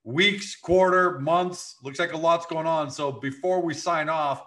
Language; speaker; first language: English; native; English